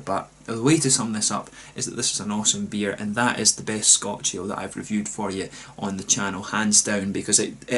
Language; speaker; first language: English; native; English